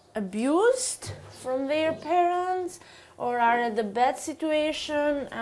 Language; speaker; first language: English; non-native, learner; Albanian